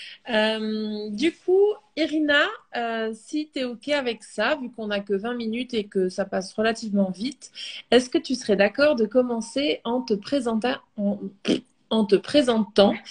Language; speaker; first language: French; native; French